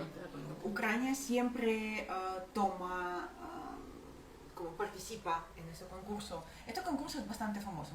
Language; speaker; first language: Spanish; non-native, fluent; Ukrainian